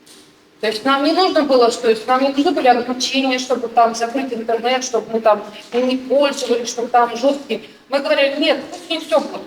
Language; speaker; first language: Russian; native; Russian